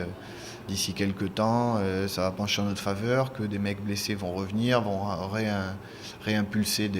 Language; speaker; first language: French; native; French